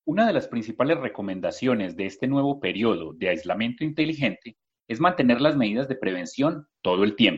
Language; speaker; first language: Spanish; native; Spanish